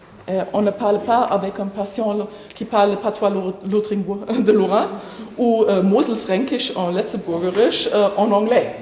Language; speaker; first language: French; non-native, fluent; German